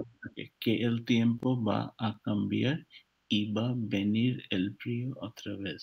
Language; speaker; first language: Spanish; non-native, learner; English